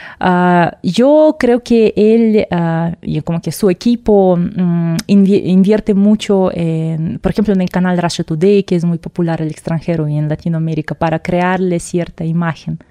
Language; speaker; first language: Spanish; non-native, fluent; Russian